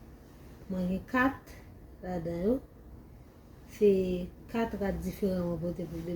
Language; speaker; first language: French; non-native, learner; Haitian Creole